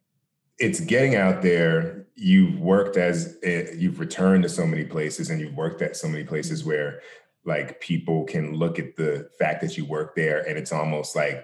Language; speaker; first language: English; native; English